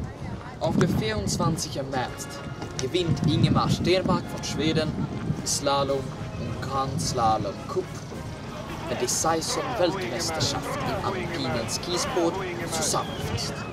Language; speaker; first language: German; non-native, learner; Swedish